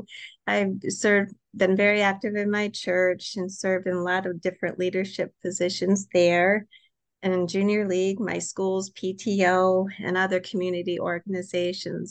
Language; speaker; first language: English; native; English